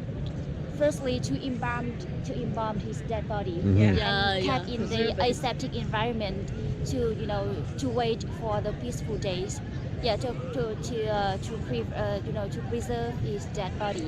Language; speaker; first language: English; non-native, learner; Vietnamese